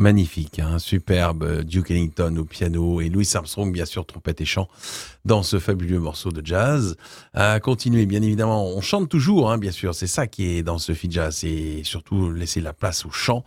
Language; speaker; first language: French; native; French